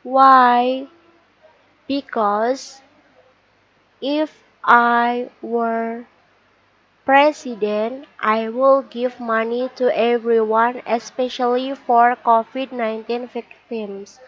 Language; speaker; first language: English; non-native, learner; Indonesian